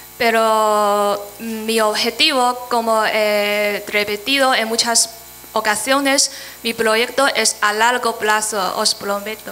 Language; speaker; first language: Spanish; non-native, fluent; Chinese